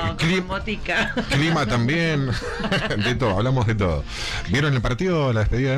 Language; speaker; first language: Spanish; native; Spanish